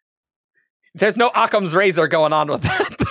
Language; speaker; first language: English; native; English